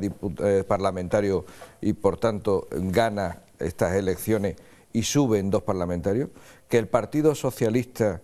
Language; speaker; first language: Spanish; native; Spanish